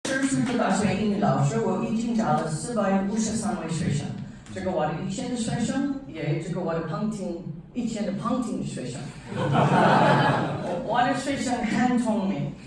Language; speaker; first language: Chinese; non-native, learner; English